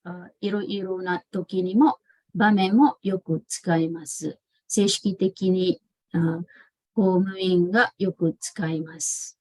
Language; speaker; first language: Japanese; non-native, fluent; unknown